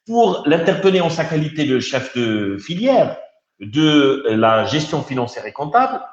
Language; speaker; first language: French; non-native, local second language; Arabic